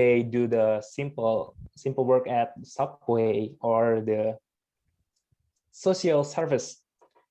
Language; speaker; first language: English; non-native, fluent; Indonesian